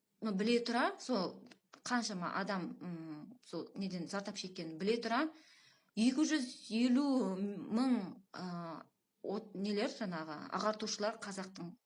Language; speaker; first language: Kazakh; early bilingual, heritage; Russian